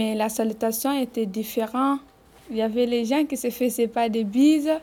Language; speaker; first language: French; non-native, local second language; Fula